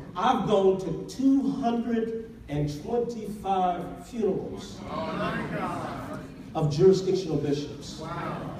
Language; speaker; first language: English; native; English